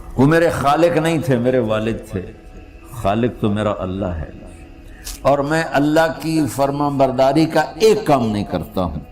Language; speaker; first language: Urdu; non-native, local second language; Punjabi